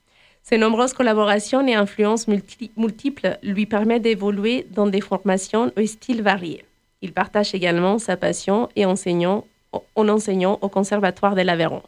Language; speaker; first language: French; native; French